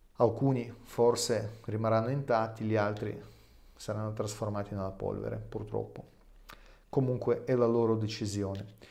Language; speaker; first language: Italian; non-native, fluent; Russian